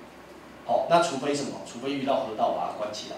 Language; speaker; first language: Chinese; native; Chinese